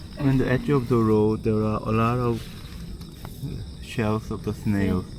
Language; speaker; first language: English; non-native, learner; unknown